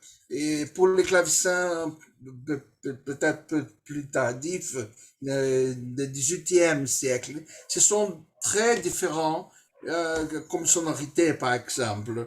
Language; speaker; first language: French; non-native, fluent; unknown